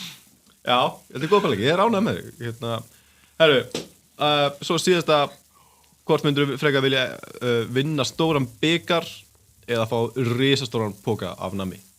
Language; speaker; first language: Icelandic; native; Icelandic